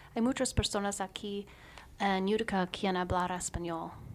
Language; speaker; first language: Spanish; non-native, learner; English